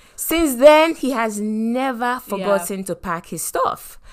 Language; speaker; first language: English; non-native, local second language; Yoruba